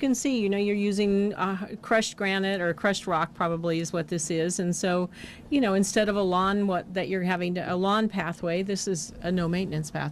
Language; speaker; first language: English; native; English